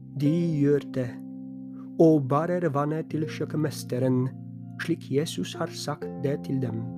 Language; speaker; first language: Norwegian; non-native, fluent; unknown